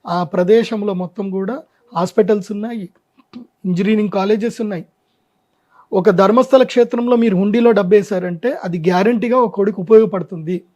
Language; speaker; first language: Telugu; non-native, local second language; Marwari